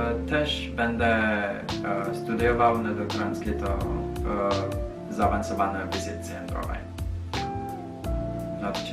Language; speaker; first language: Polish; non-native, learner; Indonesian